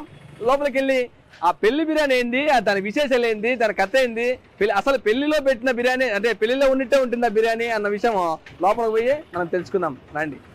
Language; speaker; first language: Telugu; native; Telugu